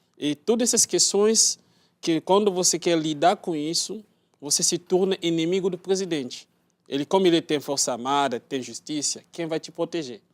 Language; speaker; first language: Portuguese; non-native, learner; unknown